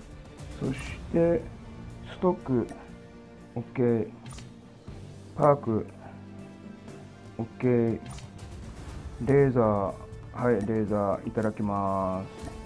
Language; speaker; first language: Japanese; native; Japanese